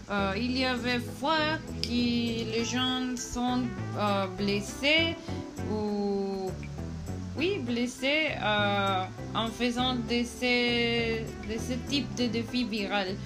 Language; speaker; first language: French; non-native, learner; Spanish